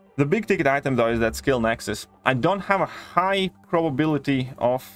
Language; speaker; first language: English; non-native, fluent; Latvian